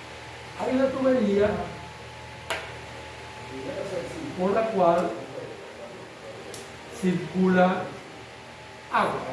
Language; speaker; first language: Spanish; native; Spanish